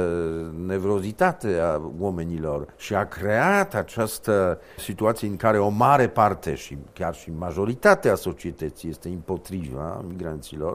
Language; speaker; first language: Romanian; non-native, fluent; Polish